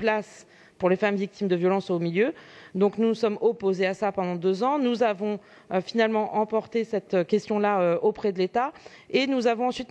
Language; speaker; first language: French; native; French